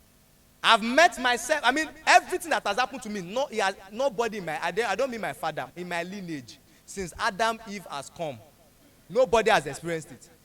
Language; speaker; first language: English; non-native, local second language; Yoruba